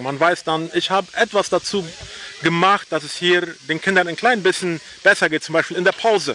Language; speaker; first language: German; non-native, local second language; Plautdietsch